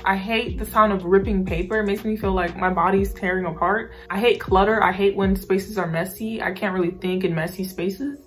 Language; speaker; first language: English; native; English